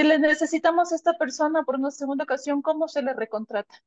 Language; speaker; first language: Spanish; native; Spanish